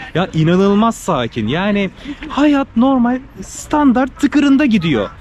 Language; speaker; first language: Turkish; native; Turkish